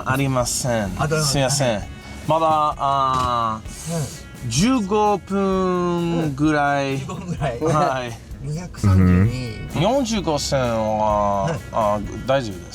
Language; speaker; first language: Japanese; non-native, learner; English